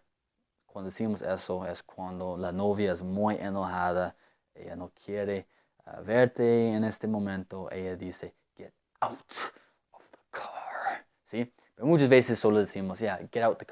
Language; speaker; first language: Spanish; non-native, fluent; English